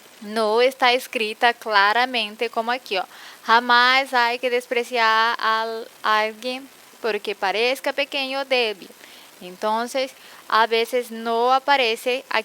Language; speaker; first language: Spanish; non-native, fluent; Portuguese